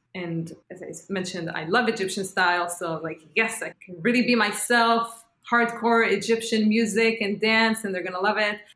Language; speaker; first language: English; non-native, fluent; Hebrew